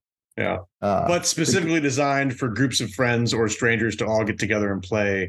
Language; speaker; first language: English; native; English